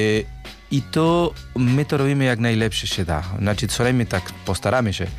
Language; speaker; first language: Polish; non-native, learner; Spanish